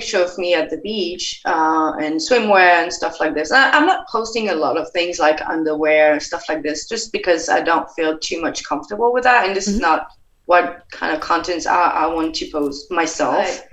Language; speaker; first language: English; non-native, fluent; French